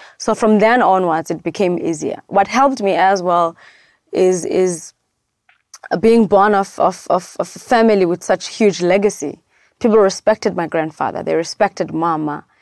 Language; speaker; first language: English; non-native, local second language; Xhosa